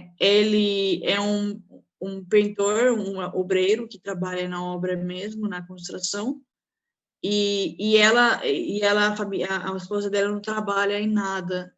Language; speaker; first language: Portuguese; non-native, fluent; Arabic